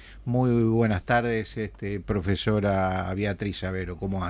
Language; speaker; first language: Spanish; native; Spanish